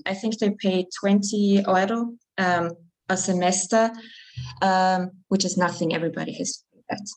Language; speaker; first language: English; non-native, fluent; German